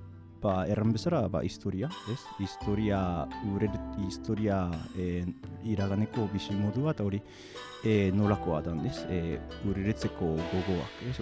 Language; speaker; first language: Basque; non-native, fluent; Japanese